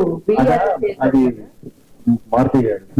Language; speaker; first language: Telugu; native; Telugu